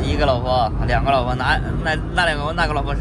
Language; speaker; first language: Chinese; native; Chinese